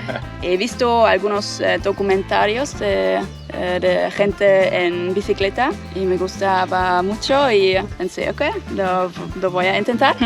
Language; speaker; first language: Spanish; non-native, fluent; German